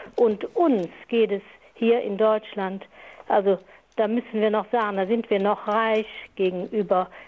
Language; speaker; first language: German; non-native, fluent; Croatian